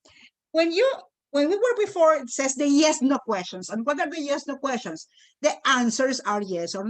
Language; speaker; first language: English; non-native, fluent; Spanish